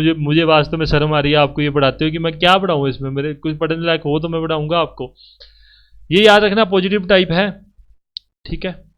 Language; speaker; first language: Hindi; native; Hindi